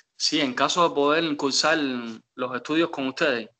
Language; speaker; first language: Spanish; native; Spanish